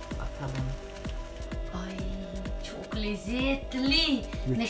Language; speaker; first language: Turkish; non-native, learner; Russian